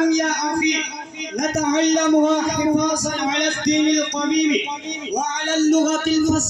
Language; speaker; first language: Arabic; non-native, learner; Urdu